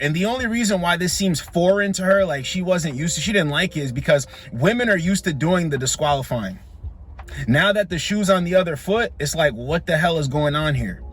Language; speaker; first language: English; native; English